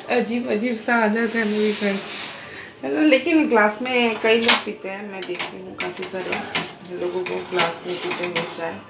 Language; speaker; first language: Hindi; non-native, local second language; Bangla